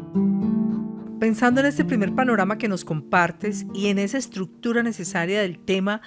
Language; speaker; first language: Spanish; native; Spanish